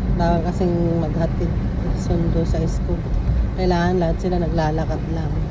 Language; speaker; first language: Filipino; native; Filipino